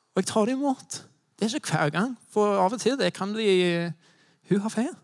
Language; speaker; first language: Norwegian; non-native, fluent; English